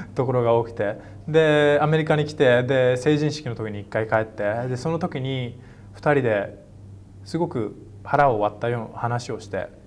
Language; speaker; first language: Japanese; native; Japanese